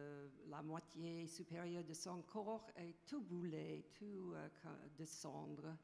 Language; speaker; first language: French; non-native, fluent; English